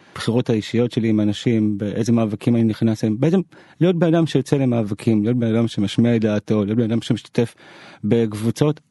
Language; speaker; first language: Hebrew; native; Hebrew